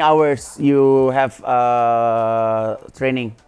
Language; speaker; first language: English; non-native, learner; Indonesian